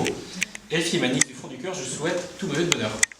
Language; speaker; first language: French; native; French